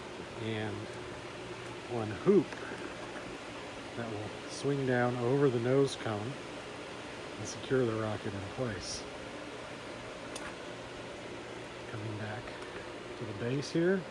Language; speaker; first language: English; native; English